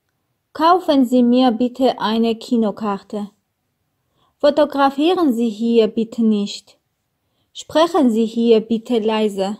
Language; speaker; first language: German; non-native, fluent; Armenian